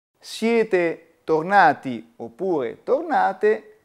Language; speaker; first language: Italian; native; Italian